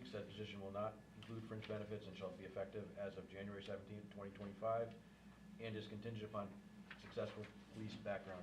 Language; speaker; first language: English; native; English